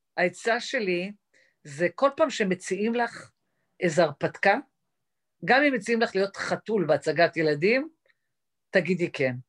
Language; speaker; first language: Hebrew; native; Hebrew